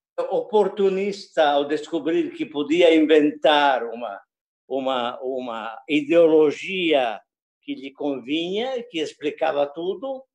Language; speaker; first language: Portuguese; early bilingual, other home language; Italian